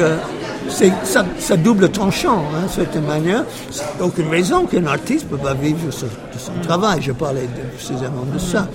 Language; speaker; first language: French; non-native, fluent; English